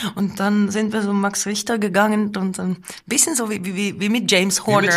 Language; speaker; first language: German; non-native, fluent; Norwegian